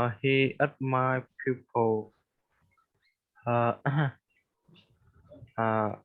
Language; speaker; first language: English; non-native, learner; Vietnamese